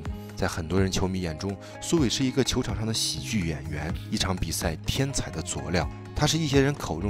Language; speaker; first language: Chinese; native; Chinese